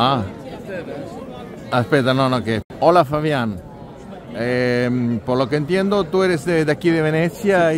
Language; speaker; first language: Spanish; native; Spanish